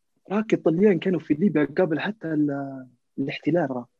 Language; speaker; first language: Arabic; early bilingual, heritage; Arabic